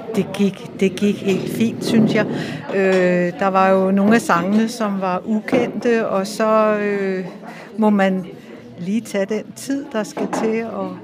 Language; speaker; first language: Danish; native; Danish